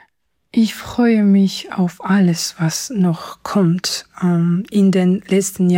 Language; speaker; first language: German; non-native, fluent; Georgian